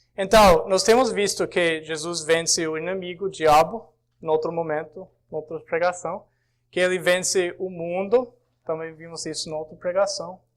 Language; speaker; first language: Portuguese; non-native, fluent; English